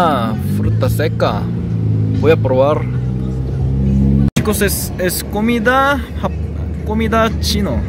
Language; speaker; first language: Spanish; non-native, learner; Korean